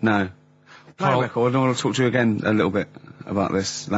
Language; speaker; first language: English; native; English